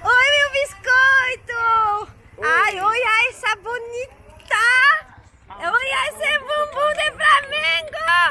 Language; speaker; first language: Portuguese; non-native, learner; French